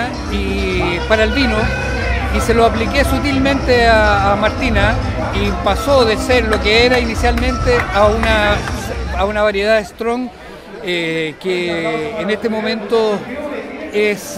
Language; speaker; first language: Spanish; native; Spanish